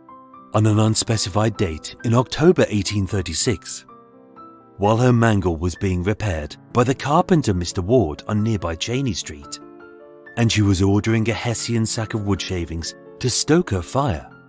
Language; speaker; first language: English; native; English